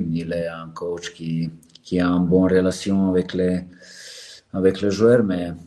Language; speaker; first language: French; non-native, learner; Serbian